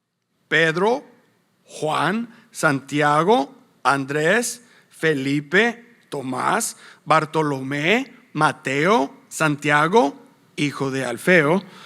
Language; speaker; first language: Spanish; non-native, fluent; English